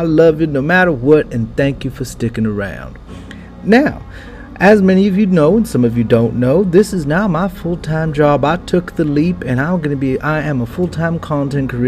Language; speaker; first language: English; native; English